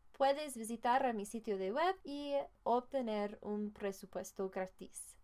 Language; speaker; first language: Spanish; non-native, fluent; English